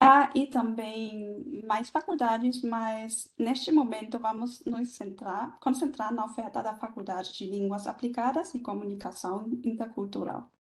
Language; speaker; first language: Portuguese; non-native, fluent; German